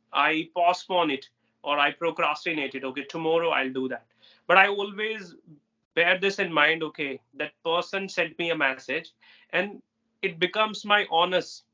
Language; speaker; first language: English; non-native, local second language; Hindi